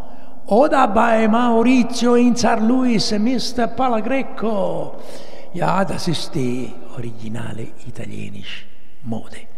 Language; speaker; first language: German; non-native, fluent; Italian